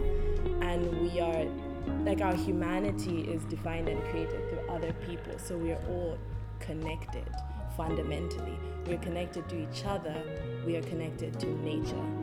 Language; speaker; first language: English; non-native, local second language; Nyanja